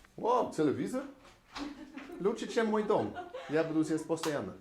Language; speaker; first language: Russian; non-native, learner; English